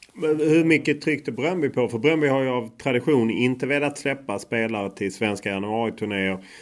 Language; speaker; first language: Swedish; native; Swedish